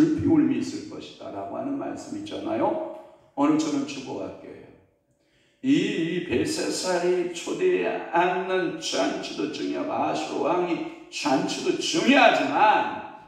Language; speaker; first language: Korean; native; Korean